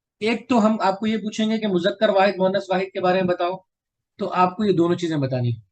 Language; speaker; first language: Urdu; native; Urdu